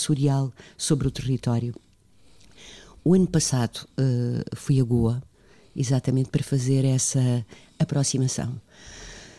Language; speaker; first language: Portuguese; native; Portuguese